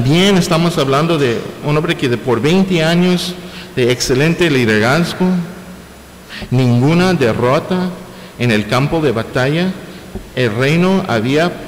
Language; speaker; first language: Spanish; non-native, fluent; English